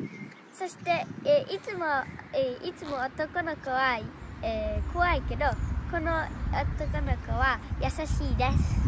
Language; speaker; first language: Japanese; early bilingual, heritage; Japanese